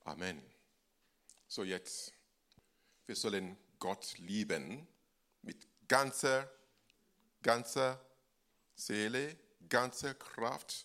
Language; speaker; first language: German; non-native, fluent; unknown